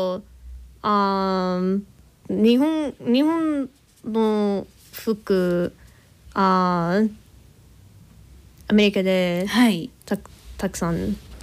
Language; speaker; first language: Japanese; non-native, learner; English